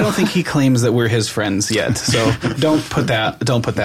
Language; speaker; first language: English; native; English